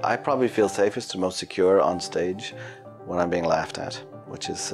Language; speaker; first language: English; native; English